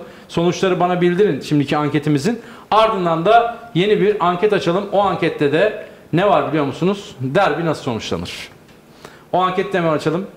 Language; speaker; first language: Turkish; native; Turkish